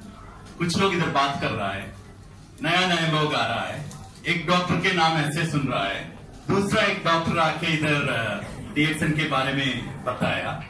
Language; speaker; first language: Hindi; non-native, fluent; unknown